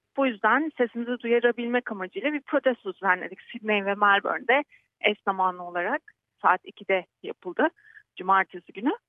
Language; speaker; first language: Turkish; native; Turkish